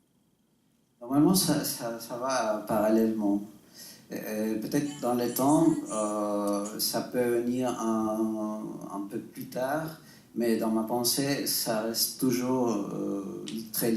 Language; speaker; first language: French; non-native, fluent; Spanish